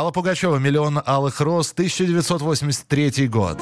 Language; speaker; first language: Russian; native; Russian